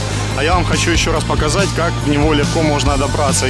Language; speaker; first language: Russian; native; Russian